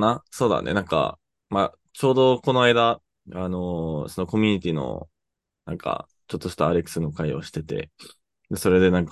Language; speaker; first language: Japanese; non-native, fluent; English